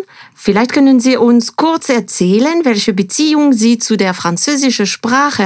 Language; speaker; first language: German; non-native, fluent; French